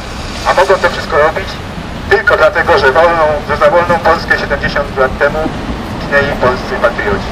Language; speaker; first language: Polish; native; Polish